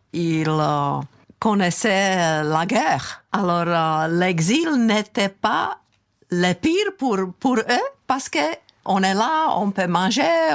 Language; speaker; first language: French; non-native, fluent; Czech